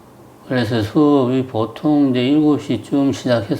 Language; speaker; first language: Korean; native; Korean